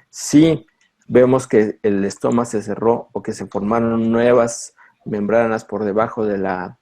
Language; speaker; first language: Spanish; native; Spanish